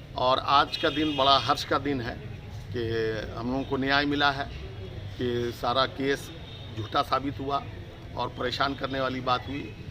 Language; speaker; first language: Hindi; native; Hindi